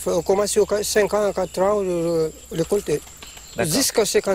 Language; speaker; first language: French; non-native, learner; Malagasy